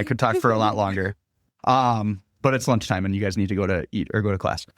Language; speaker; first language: English; native; English